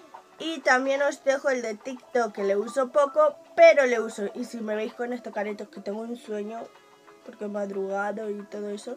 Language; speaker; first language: Spanish; native; Spanish